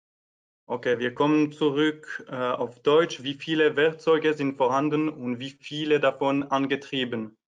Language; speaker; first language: German; non-native, fluent; French